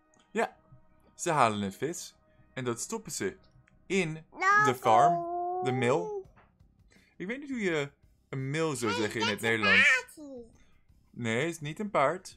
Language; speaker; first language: Dutch; non-native, fluent; English